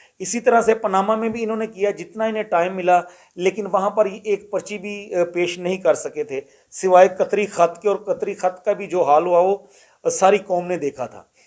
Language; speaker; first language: Urdu; non-native, local second language; Punjabi